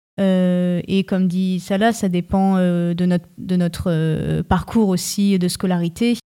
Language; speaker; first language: French; native; French